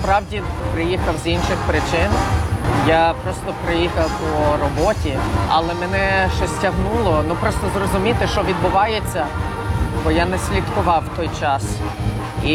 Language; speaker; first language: Ukrainian; non-native, fluent; English